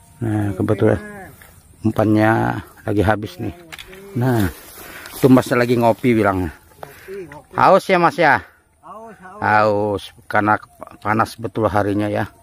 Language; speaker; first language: Indonesian; non-native, local second language; Banjar